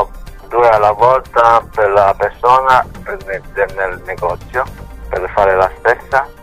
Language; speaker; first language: Italian; non-native, learner; Chinese